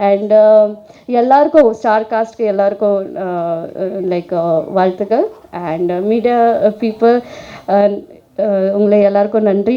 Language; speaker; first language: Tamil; non-native, learner; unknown